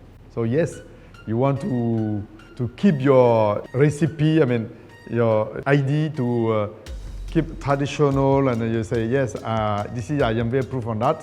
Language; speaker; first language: English; non-native, fluent; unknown